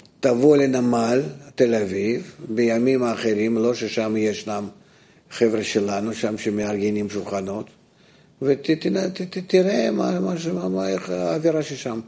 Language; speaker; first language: Hebrew; non-native, fluent; Russian